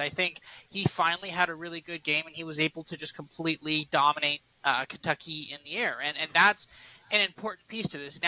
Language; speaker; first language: English; native; English